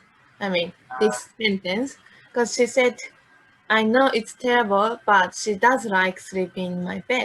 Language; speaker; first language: English; non-native, learner; Japanese